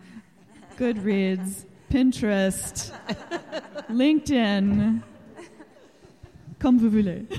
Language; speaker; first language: French; non-native, learner; English